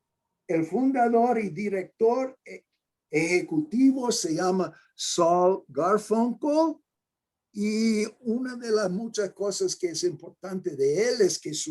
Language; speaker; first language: Spanish; non-native, fluent; English